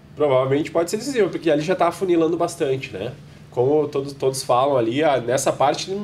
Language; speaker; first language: Portuguese; native; Portuguese